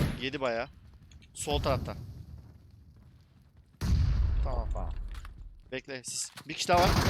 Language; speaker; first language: Turkish; native; Turkish